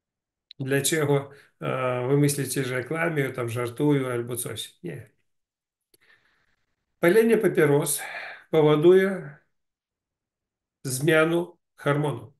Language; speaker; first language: Polish; non-native, fluent; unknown